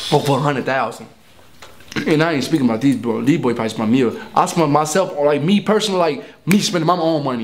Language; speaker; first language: English; native; English